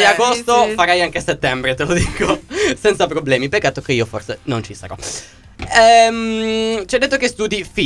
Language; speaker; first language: Italian; native; Italian